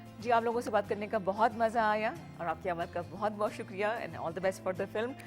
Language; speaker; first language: Urdu; native; Urdu